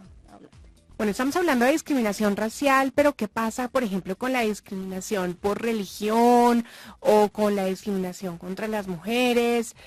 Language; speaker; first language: Spanish; native; Spanish